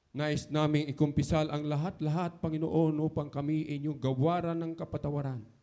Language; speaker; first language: Filipino; native; Filipino